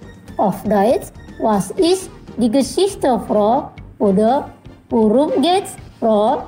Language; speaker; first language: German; non-native, fluent; Indonesian